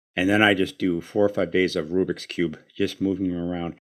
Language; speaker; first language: English; native; English